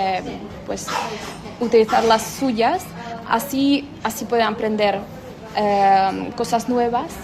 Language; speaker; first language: Spanish; non-native, fluent; Czech